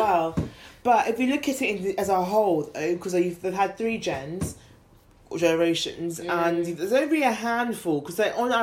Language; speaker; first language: English; native; English